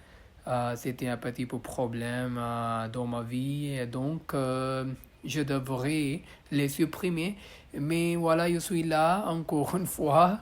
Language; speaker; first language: French; non-native, learner; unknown